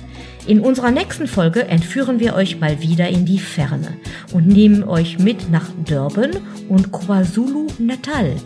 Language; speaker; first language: German; native; German